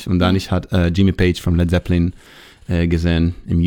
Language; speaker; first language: German; non-native, learner; Hebrew